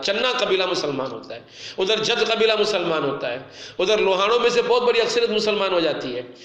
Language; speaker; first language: Urdu; non-native, local second language; Sindhi